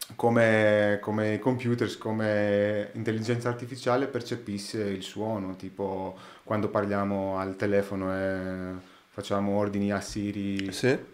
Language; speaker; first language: Italian; non-native, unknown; Greek